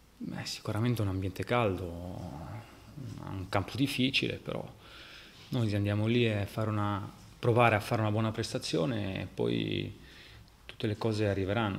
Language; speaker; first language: Italian; non-native, fluent; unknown